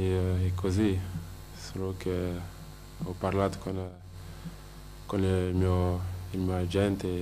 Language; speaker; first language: Italian; non-native, fluent; French